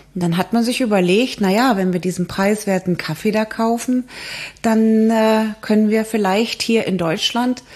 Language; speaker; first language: German; native; German